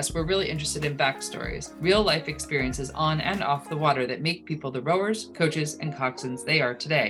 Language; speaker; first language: English; native; English